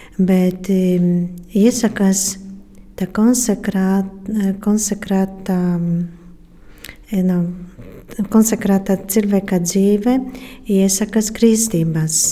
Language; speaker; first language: Latvian; non-native, fluent; Polish